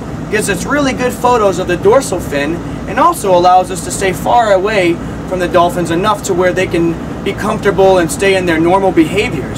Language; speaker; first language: English; native; English